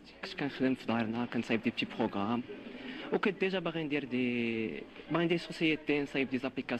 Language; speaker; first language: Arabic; native; Arabic